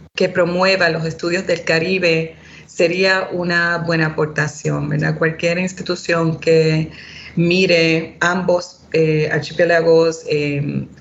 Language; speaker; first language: Spanish; early bilingual, heritage; Spanish